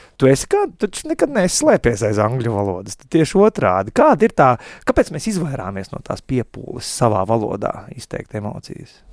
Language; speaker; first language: Latvian; native; Latvian